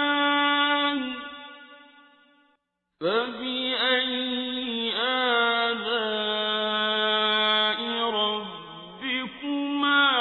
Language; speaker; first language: Arabic; native; Arabic